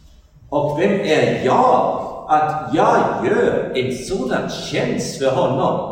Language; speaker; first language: Swedish; non-native, fluent; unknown